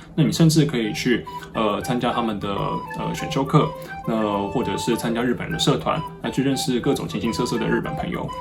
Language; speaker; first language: Chinese; native; Chinese